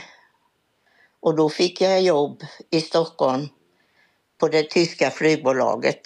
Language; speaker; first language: Swedish; native; Swedish